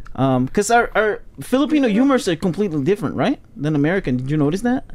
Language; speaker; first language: English; non-native, local second language; Pampanga